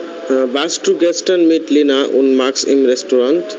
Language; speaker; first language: German; non-native, learner; Bangla